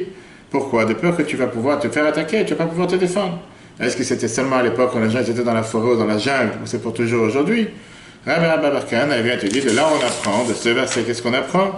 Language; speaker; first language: French; native; French